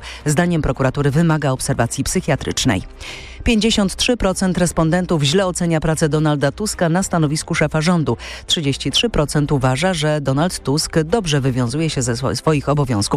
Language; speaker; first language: Polish; native; Polish